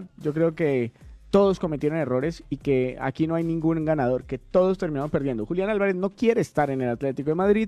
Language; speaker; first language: Spanish; native; Spanish